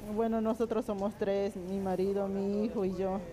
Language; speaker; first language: Spanish; native; Spanish